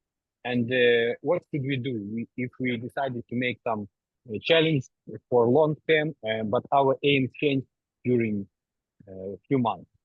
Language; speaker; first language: English; non-native, learner; Ukrainian